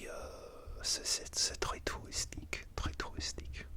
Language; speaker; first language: French; non-native, learner; English